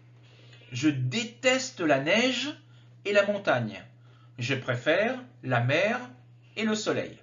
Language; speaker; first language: French; native; French